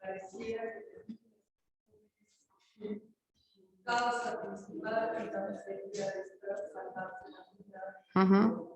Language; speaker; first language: Spanish; non-native, learner; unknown